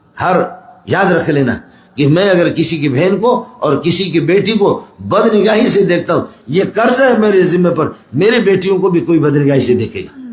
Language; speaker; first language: Urdu; non-native, local second language; Baluchi